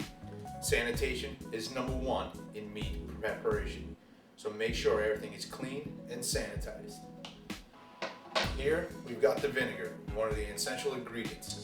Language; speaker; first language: English; native; English